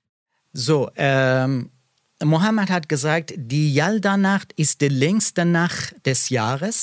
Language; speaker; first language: German; non-native, learner; Persian